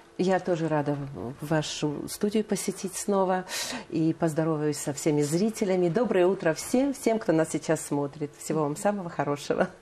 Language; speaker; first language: Russian; native; Russian